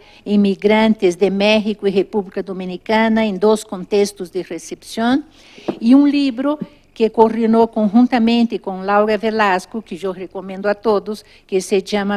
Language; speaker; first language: Spanish; non-native, fluent; Portuguese